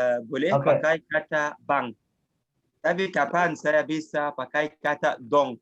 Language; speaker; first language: Indonesian; non-native, learner; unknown